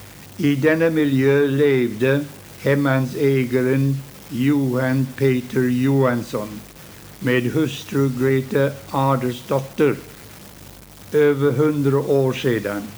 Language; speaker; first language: Swedish; early bilingual, heritage; Swedish